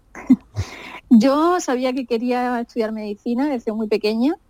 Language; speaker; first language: Spanish; native; Spanish